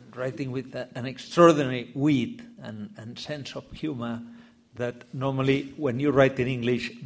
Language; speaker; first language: English; non-native, fluent; Spanish